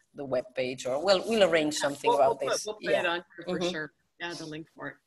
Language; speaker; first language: English; non-native, fluent; Spanish